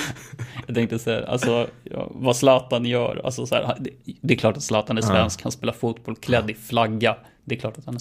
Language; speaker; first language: Swedish; native; Swedish